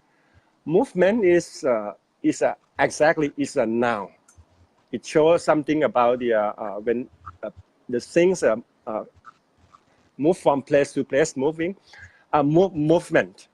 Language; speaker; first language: English; non-native, fluent; Thai